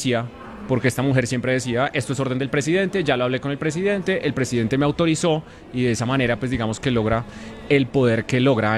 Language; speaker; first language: Spanish; native; Spanish